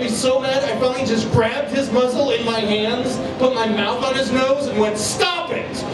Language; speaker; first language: English; native; English